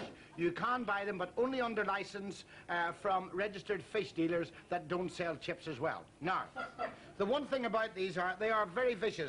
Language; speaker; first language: English; native; English